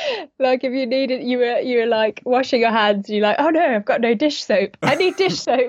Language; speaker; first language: English; native; English